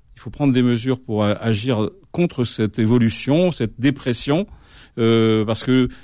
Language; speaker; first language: French; native; French